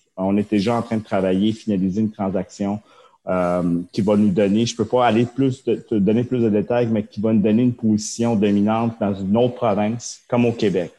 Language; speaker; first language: French; early bilingual, other home language; Japanese